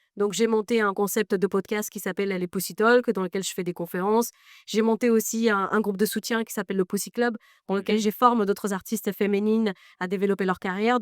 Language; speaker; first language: French; non-native, fluent; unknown